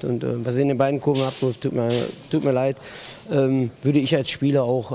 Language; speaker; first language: German; native; German